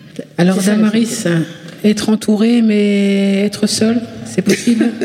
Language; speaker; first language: French; native; French